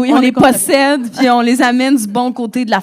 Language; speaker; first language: French; native; French